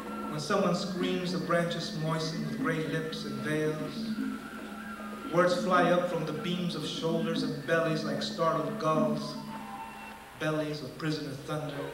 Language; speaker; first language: English; early bilingual, other home language; Spanish